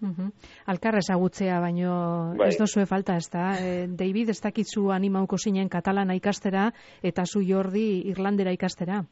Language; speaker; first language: Basque; native; Basque